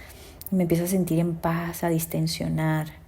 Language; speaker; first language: Spanish; native; Spanish